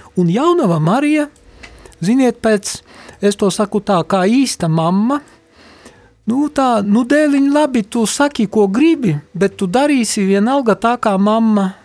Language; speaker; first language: Latvian; non-native, local second language; Polish